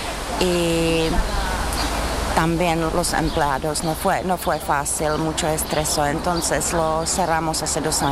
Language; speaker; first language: Spanish; non-native, learner; Czech